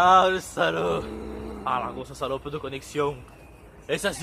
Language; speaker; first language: French; native; French